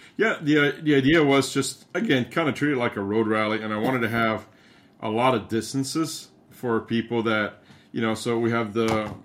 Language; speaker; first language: English; early bilingual, other home language; Spanish